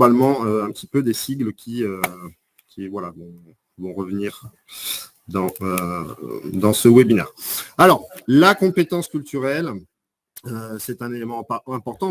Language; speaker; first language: French; native; French